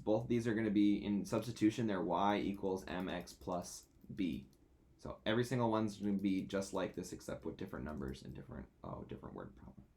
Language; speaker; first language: English; native; English